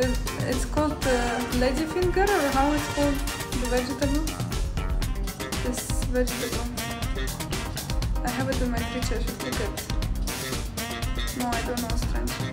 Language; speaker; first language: English; non-native, fluent; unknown